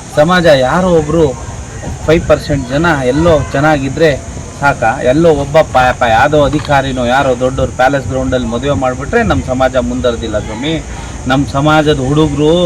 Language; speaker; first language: Kannada; non-native, local second language; Lambadi